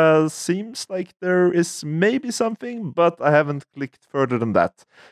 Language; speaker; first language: English; non-native, fluent; Swedish